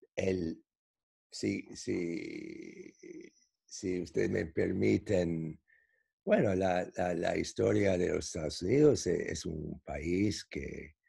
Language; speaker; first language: Spanish; non-native, fluent; English